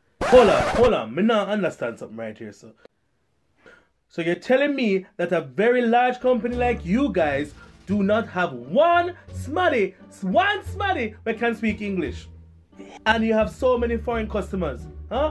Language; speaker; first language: English; native; English